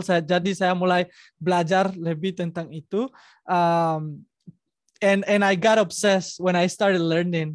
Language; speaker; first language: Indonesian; non-native, learner; Spanish